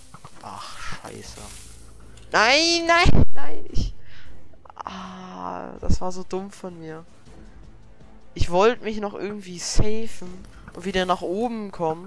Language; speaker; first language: German; native; German